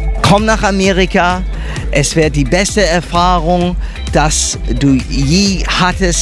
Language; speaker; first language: German; non-native, fluent; English